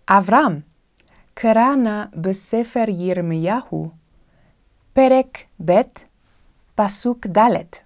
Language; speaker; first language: Hebrew; non-native, fluent; English